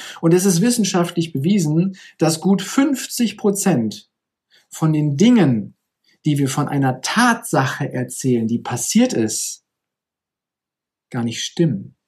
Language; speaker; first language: German; native; German